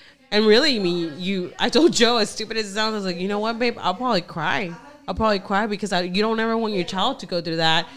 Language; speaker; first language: English; early bilingual, other home language; Spanish